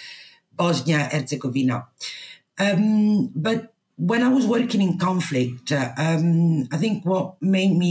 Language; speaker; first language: English; non-native, fluent; Italian